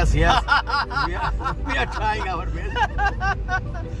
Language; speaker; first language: English; non-native, local second language; Hindi